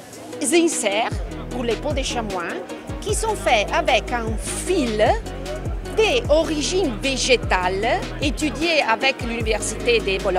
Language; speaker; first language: French; non-native, fluent; Italian